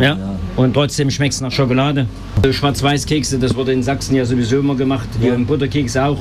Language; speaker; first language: German; native; German